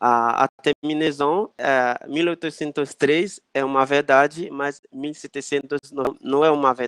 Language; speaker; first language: Portuguese; non-native, fluent; Haitian Creole